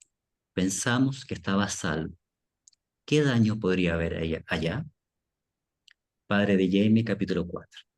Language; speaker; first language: Spanish; native; Spanish